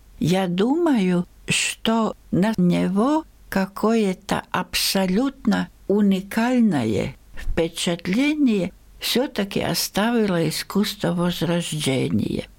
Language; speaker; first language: Russian; non-native, local second language; Latvian